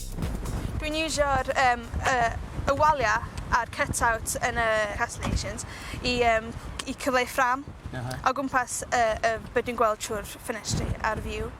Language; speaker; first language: Welsh; native; Welsh